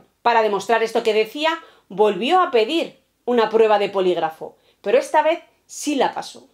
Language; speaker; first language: Spanish; native; Spanish